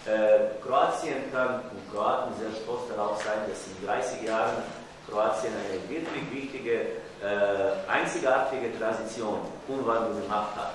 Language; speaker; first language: German; non-native, fluent; Croatian